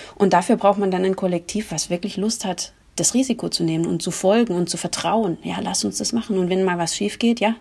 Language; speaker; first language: German; native; German